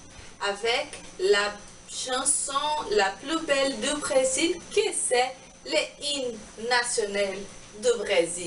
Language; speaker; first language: French; non-native, learner; Portuguese